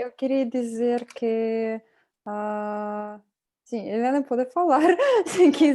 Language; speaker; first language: Portuguese; non-native, fluent; Russian